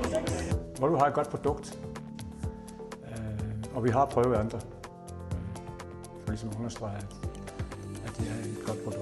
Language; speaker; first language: Danish; native; Danish